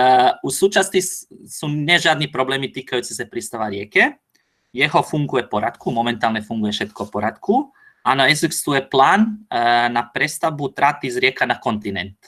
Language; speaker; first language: Slovak; non-native, learner; Croatian